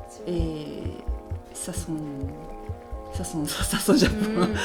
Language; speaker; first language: French; non-native, fluent; Japanese